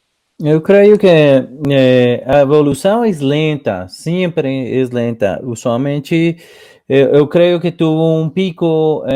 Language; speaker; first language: Portuguese; non-native, fluent; Spanish